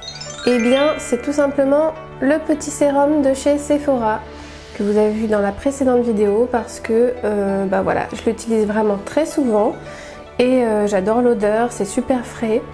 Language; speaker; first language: French; native; French